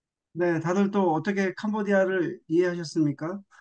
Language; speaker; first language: Korean; native; Korean